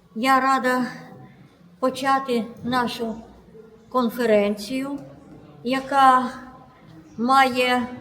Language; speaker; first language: Ukrainian; non-native, local second language; Russian